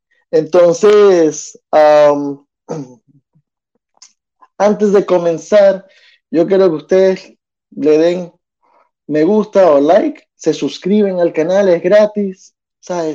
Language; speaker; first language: Spanish; early bilingual, heritage; Spanish